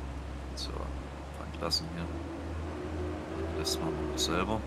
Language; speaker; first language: German; native; German